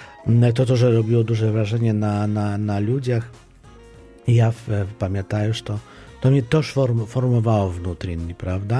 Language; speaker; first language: Polish; non-native, fluent; Ukrainian